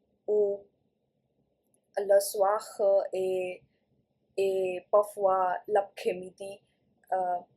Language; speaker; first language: French; non-native, learner; Punjabi